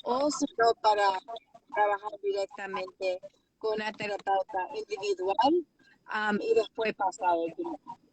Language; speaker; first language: Spanish; early bilingual, heritage; Spanish